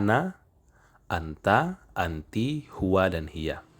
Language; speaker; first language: Arabic; non-native, fluent; Indonesian